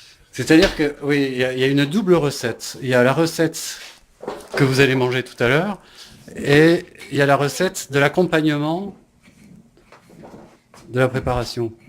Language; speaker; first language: French; native; French